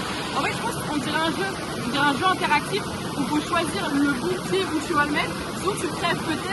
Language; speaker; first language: French; native; French